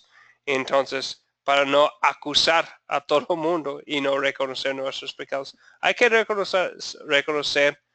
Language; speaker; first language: Spanish; non-native, fluent; English